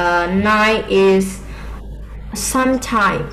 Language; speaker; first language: English; non-native, learner; Vietnamese